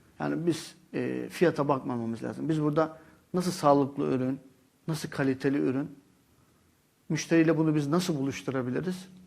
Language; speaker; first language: Turkish; native; Turkish